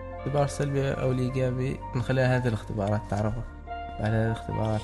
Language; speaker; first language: Arabic; native; Arabic